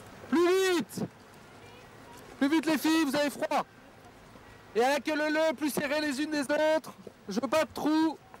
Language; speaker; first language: French; native; French